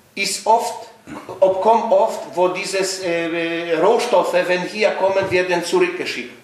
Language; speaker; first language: German; non-native, fluent; Polish